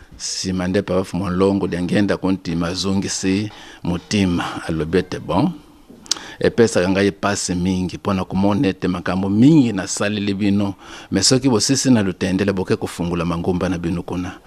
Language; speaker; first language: Lingala; non-native, local second language; Kongo